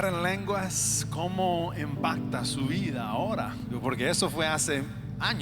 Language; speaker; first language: Spanish; non-native, fluent; English